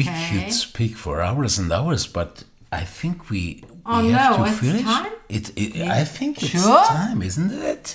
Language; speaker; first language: English; non-native, learner; German